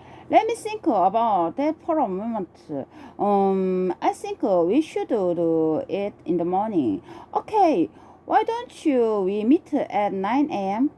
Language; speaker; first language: English; non-native, learner; Korean